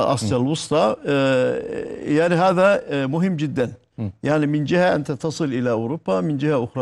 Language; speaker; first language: Arabic; non-native, fluent; Turkish